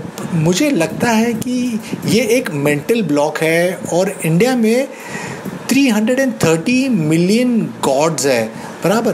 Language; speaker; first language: Hindi; native; Hindi